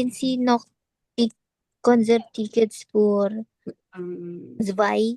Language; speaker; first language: German; non-native, learner; Filipino